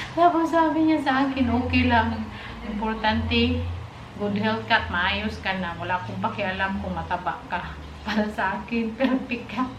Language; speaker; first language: Filipino; non-native, local second language; Cebuano